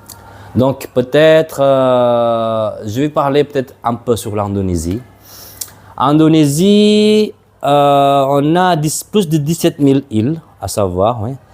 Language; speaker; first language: French; non-native, fluent; Madurese